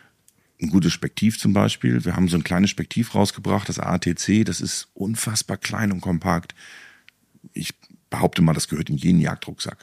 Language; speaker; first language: German; native; German